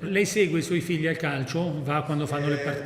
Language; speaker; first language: Italian; native; Italian